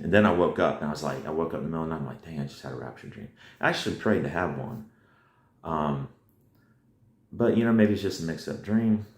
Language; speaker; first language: English; native; English